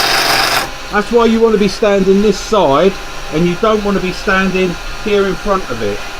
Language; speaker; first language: English; native; English